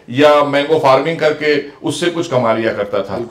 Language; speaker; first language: Hindi; native; Hindi